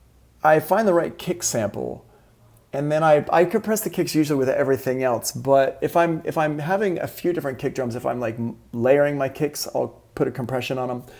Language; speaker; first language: English; native; English